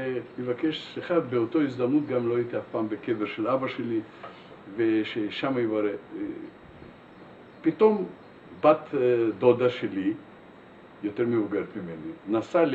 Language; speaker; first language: Hebrew; non-native, fluent; Russian